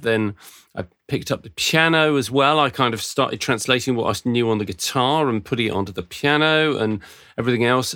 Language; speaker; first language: English; native; English